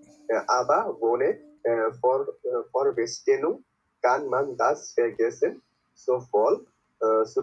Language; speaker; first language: German; non-native, learner; Bangla